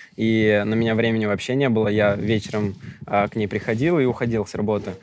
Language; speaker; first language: Russian; native; Russian